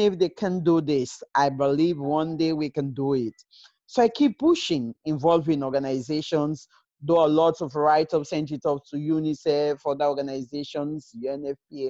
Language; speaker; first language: English; non-native, local second language; Krio